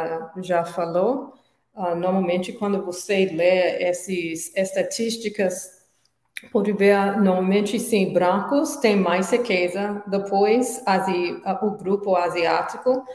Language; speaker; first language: Portuguese; non-native, learner; English